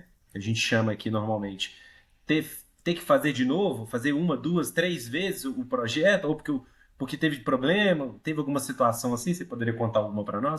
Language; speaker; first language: Portuguese; native; Portuguese